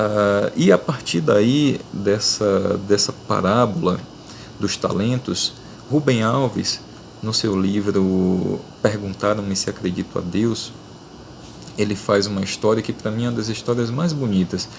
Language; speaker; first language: Portuguese; native; Portuguese